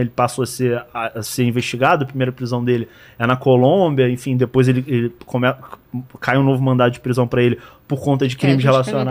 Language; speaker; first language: Portuguese; native; Portuguese